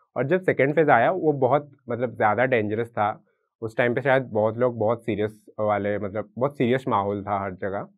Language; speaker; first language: Hindi; non-native, local second language; Odia